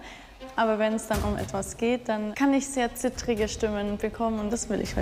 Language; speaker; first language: German; native; German